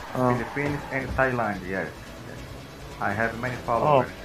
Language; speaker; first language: English; non-native, learner; Portuguese